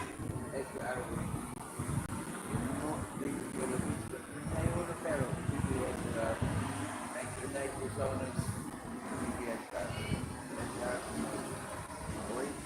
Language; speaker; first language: Spanish; non-native, learner; English